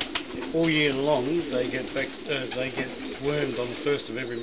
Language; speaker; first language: English; native; English